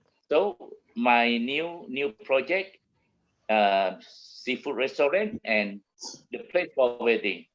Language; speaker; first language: English; non-native, learner; Malay